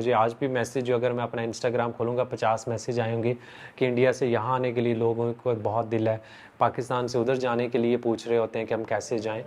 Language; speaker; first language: Urdu; native; Urdu